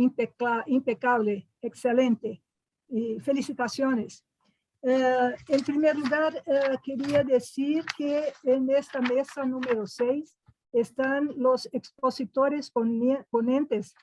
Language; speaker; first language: Spanish; non-native, fluent; Portuguese